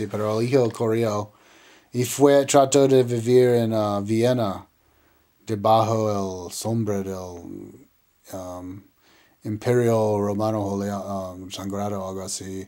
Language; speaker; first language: Spanish; non-native, learner; English